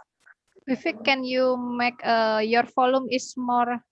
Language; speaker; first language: English; non-native, learner; Indonesian